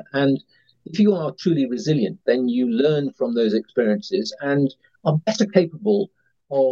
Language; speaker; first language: English; native; English